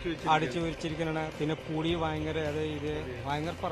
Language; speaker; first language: Malayalam; non-native, local second language; Hindi